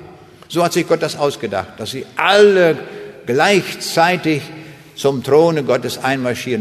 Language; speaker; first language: German; native; German